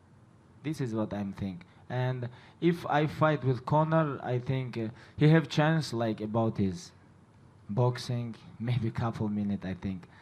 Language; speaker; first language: English; non-native, learner; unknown